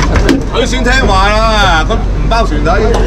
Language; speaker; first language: Chinese; native; Chinese